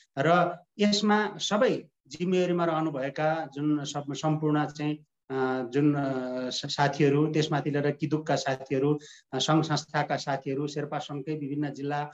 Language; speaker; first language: Nepali; non-native, local second language; Sherpa